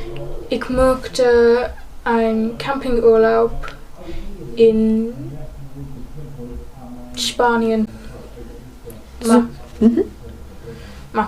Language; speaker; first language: German; non-native, learner; English